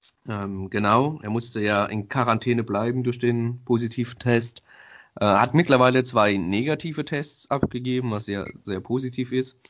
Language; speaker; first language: German; native; German